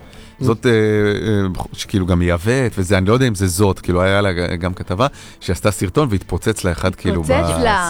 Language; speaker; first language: Hebrew; native; Hebrew